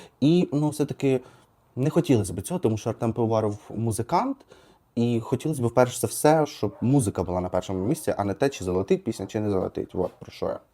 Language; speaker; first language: Ukrainian; native; Ukrainian